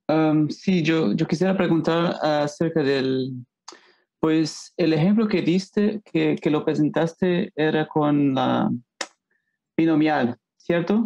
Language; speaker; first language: Spanish; non-native, learner; Portuguese